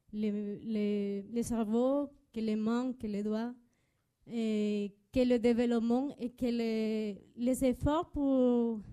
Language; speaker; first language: French; non-native, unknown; Spanish